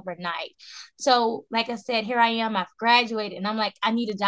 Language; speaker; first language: English; native; English